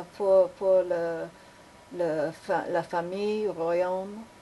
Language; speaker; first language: French; non-native, learner; English